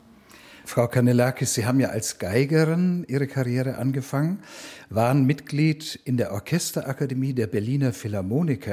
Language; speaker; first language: German; native; German